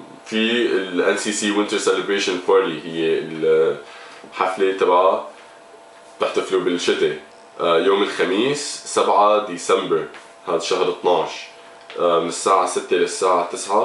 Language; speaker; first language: Arabic; native; Arabic